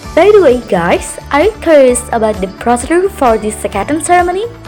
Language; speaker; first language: English; non-native, fluent; Indonesian